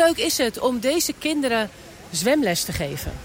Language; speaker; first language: Dutch; native; Dutch